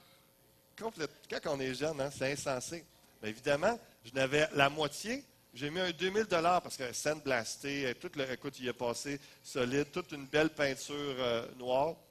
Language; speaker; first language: French; native; French